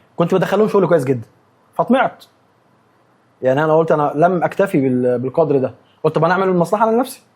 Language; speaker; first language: Egyptian Arabic; native; Egyptian Arabic